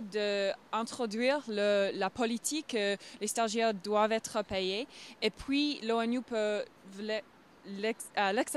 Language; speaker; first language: French; non-native, fluent; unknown